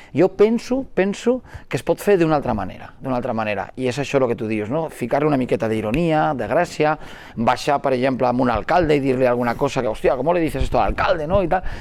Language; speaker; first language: Catalan; non-native, local second language; Spanish